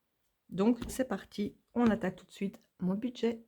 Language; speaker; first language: French; native; French